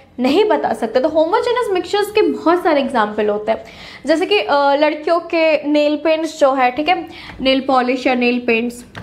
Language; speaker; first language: Hindi; native; Hindi